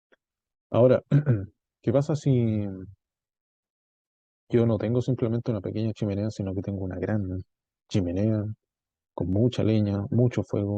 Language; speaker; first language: Spanish; native; Spanish